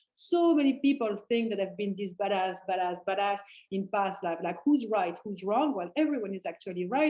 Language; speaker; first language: English; non-native, fluent; French